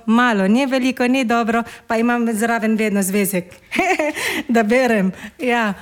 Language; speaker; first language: Slovenian; non-native, learner; Filipino